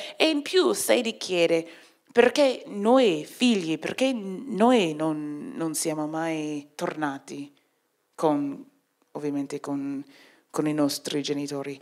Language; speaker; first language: Italian; non-native, fluent; English